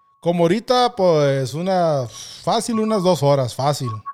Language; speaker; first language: Spanish; early bilingual, heritage; Spanish